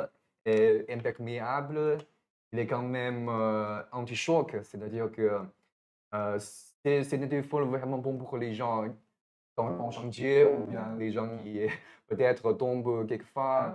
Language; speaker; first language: French; non-native, fluent; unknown